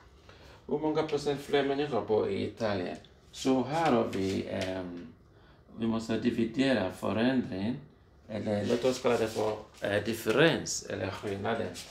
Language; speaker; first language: Swedish; non-native, fluent; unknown